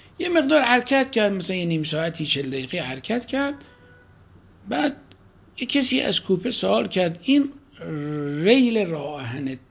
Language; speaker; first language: Persian; native; Persian